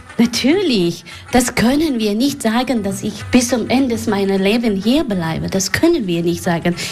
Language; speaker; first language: German; non-native, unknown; Persian